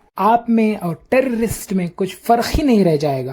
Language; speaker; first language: Hindi; native; Hindi